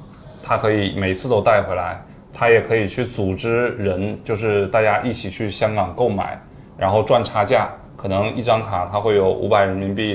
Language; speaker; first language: Chinese; native; Chinese